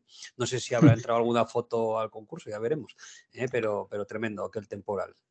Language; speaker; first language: Spanish; native; Spanish